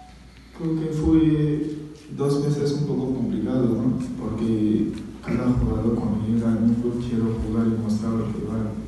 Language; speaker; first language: Spanish; non-native, fluent; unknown